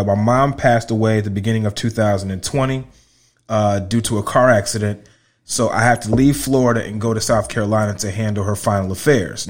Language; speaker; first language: English; native; English